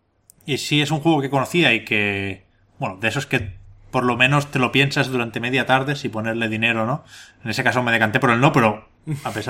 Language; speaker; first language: Spanish; native; Spanish